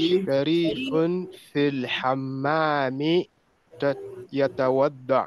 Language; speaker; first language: Arabic; non-native, learner; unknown